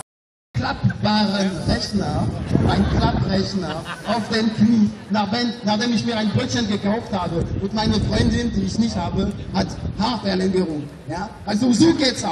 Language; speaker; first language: German; non-native, fluent; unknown